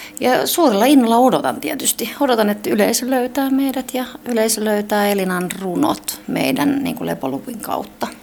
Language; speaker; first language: Finnish; native; Finnish